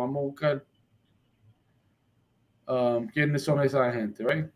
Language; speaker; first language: Spanish; early bilingual, heritage; Spanish